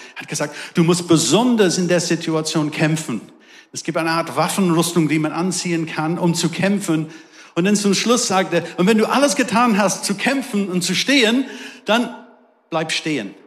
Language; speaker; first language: German; non-native, fluent; English